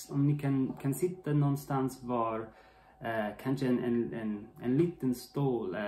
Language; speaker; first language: Swedish; non-native, learner; English